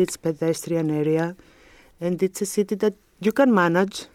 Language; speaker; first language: English; non-native, fluent; Greek